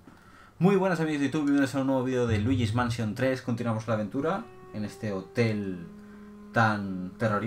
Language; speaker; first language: Spanish; native; Spanish